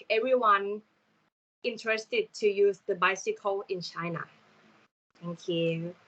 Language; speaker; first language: English; non-native, learner; Thai